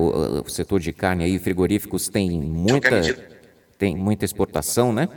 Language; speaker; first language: Portuguese; native; Portuguese